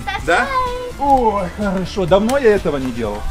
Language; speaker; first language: Russian; native; Russian